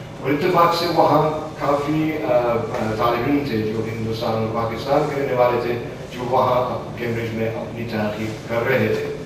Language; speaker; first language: Urdu; non-native, fluent; English